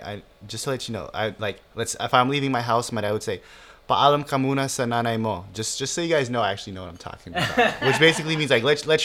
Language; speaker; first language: English; early bilingual, other home language; Filipino